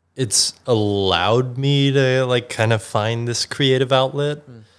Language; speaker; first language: English; native; English